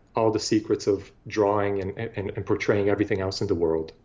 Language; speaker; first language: English; non-native, fluent; Bulgarian